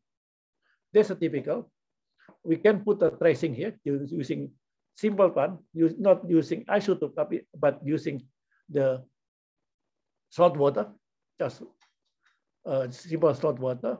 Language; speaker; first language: English; non-native, learner; Indonesian